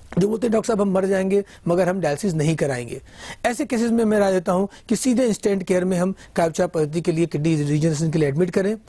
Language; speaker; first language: Hindi; native; Hindi